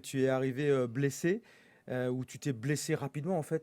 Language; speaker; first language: French; native; French